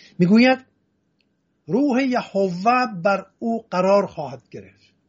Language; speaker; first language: Persian; non-native, local second language; Assyrian Neo-Aramaic